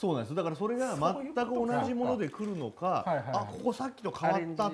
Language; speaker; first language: Japanese; native; Japanese